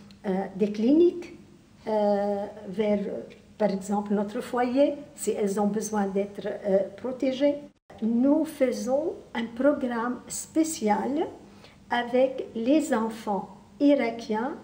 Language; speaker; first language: French; non-native, local second language; Arabic